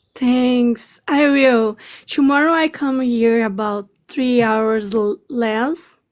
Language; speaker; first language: English; non-native, learner; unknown